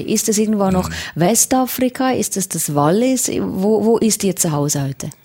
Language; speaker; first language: German; native; German